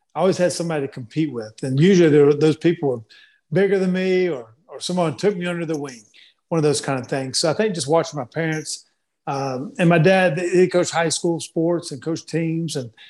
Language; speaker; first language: English; native; English